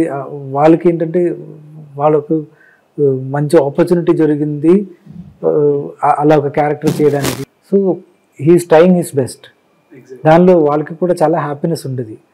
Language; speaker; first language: Telugu; non-native, learner; Malayalam